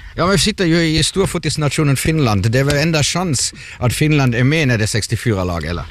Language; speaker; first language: Swedish; non-native, fluent; German